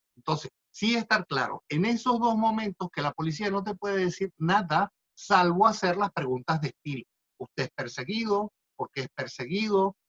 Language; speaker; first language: Spanish; native; Spanish